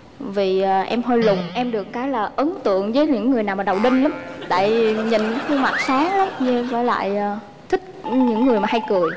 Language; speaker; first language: Vietnamese; native; Vietnamese